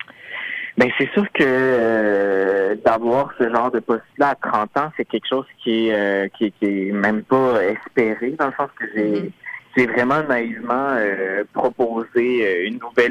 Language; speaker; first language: French; native; French